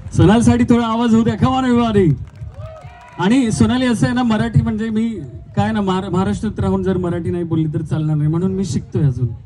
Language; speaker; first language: Marathi; non-native, local second language; Hindi